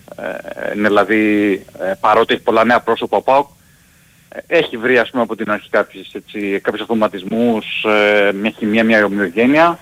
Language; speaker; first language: Greek; native; Greek